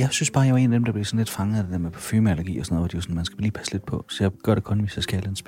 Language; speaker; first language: Danish; native; Danish